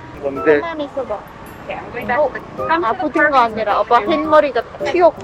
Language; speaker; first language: Korean; non-native, learner; Khmer